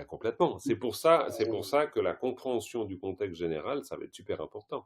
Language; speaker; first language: French; native; French